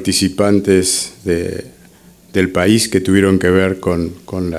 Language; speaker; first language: Spanish; native; Spanish